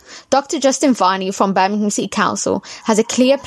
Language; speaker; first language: English; native; English